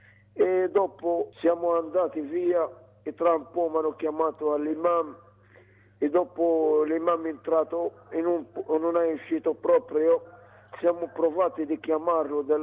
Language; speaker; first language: Italian; non-native, learner; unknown